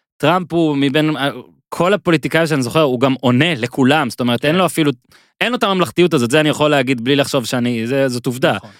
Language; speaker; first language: Hebrew; native; Hebrew